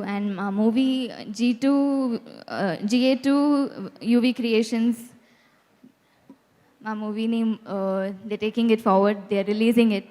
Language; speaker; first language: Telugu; non-native, learner; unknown